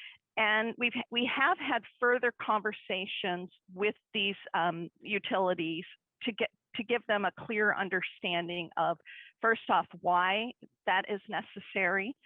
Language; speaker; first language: English; native; English